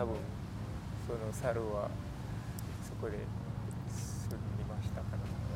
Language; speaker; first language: Japanese; non-native, learner; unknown